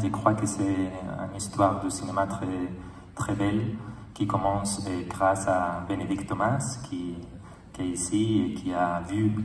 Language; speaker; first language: French; non-native, learner; Spanish